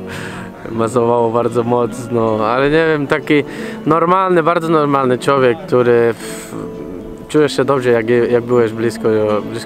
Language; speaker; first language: Polish; non-native, fluent; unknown